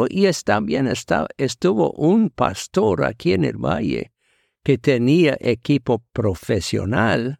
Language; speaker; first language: Spanish; non-native, fluent; English